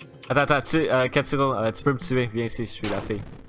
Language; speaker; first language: French; native; French